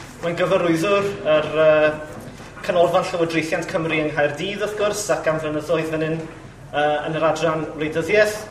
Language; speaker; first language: Welsh; native; Welsh